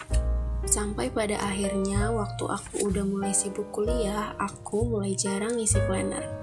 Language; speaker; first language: Indonesian; native; Indonesian